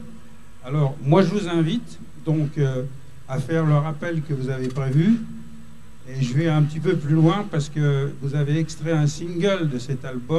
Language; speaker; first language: French; native; French